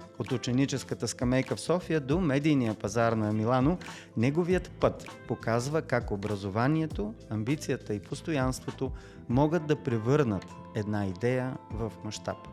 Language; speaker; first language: Bulgarian; native; Bulgarian